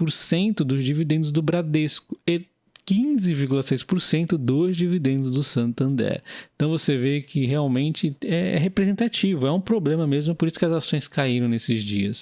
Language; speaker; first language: Portuguese; native; Portuguese